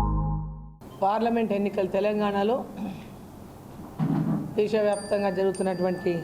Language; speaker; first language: Telugu; native; Telugu